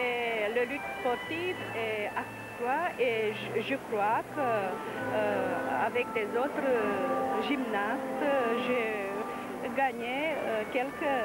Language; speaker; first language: French; non-native, learner; Romanian